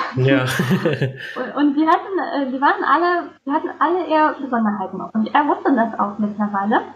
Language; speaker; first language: German; non-native, fluent; Russian